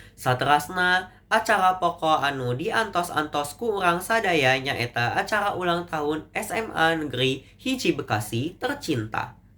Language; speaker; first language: Sundanese; non-native, local second language; Indonesian